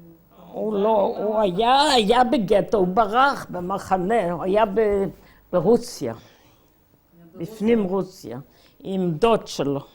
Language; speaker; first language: Hebrew; non-native, fluent; Yiddish